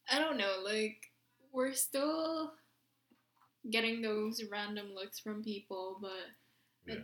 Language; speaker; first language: English; non-native, local second language; Filipino